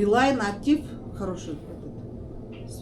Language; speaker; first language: Russian; non-native, local second language; Kazakh